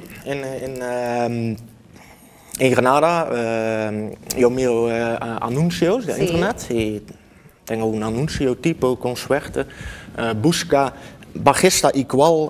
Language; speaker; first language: Spanish; non-native, learner; Dutch